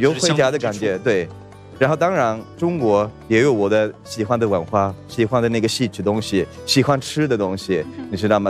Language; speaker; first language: Chinese; non-native, fluent; Swedish